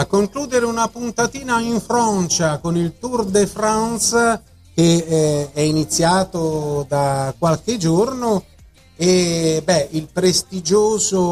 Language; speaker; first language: Italian; native; Italian